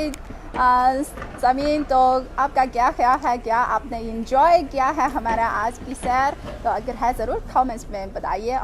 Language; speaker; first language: Urdu; non-native, fluent; Chinese